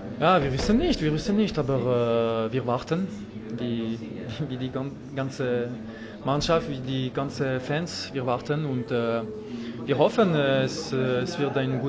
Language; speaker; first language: German; non-native, local second language; French